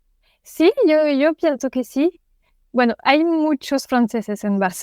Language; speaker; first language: Spanish; non-native, fluent; French